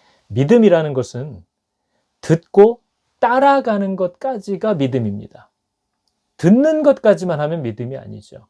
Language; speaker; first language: Korean; native; Korean